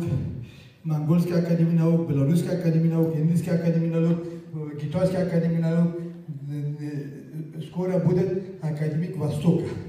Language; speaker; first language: Russian; non-native, learner; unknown